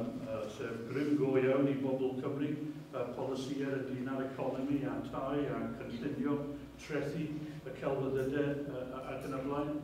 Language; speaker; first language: Welsh; native; Welsh